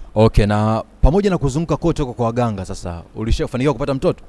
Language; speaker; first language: Swahili; native; Swahili